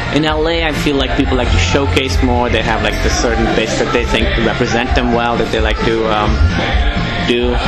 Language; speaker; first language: English; non-native, local second language; Urdu